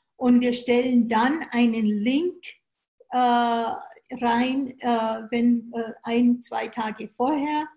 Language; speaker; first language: German; native; German